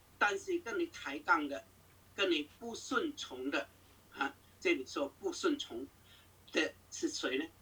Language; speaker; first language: Chinese; non-native, local second language; Cantonese